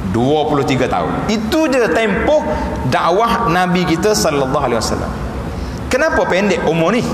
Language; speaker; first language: Malay; native; Malay